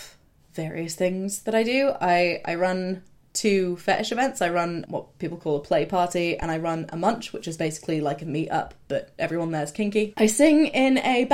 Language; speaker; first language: English; native; English